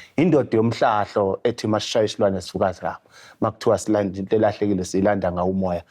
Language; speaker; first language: Zulu; native; Zulu